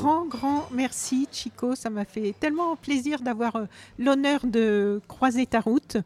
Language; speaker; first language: French; native; French